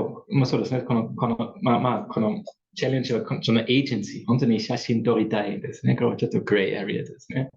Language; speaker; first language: Japanese; non-native, learner; German